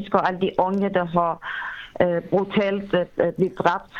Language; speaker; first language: Danish; non-native, fluent; Persian